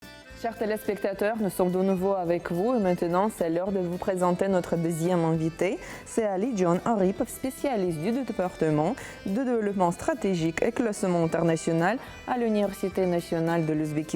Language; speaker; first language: French; non-native, fluent; Uzbek